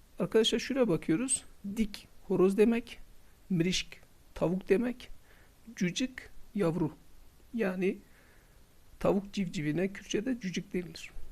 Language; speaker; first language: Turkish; non-native, local second language; Kurdish